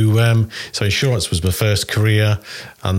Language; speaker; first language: English; native; English